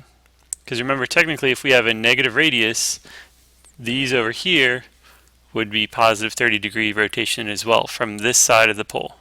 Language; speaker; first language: English; native; English